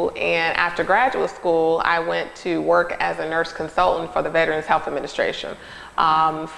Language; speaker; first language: English; native; English